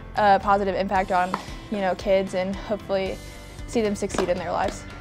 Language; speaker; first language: English; native; English